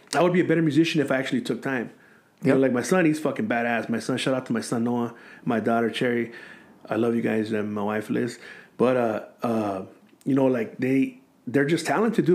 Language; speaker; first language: English; native; English